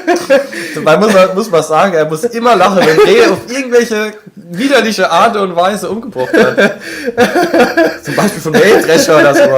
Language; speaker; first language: German; native; German